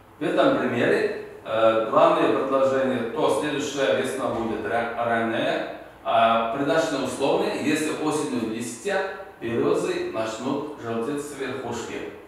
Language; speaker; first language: Russian; non-native, local second language; Uzbek